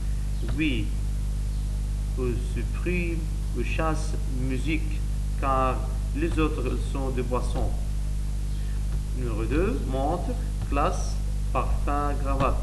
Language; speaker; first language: French; non-native, learner; Arabic